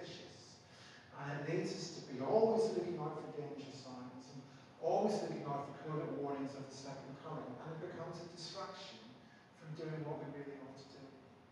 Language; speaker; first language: English; native; English